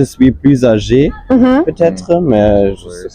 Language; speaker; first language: French; non-native, learner; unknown